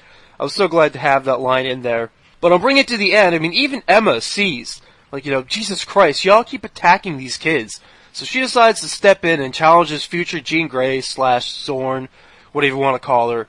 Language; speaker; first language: English; native; English